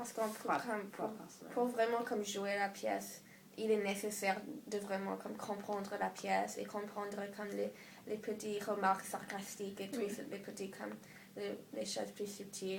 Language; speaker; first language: French; non-native, learner; English